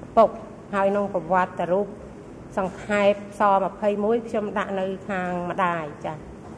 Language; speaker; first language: Khmer; native; Khmer